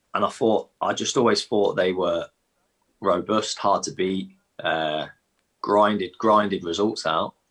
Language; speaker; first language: English; native; English